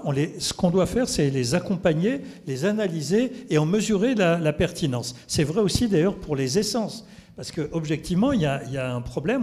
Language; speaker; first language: French; native; French